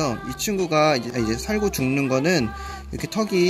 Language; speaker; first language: Korean; native; Korean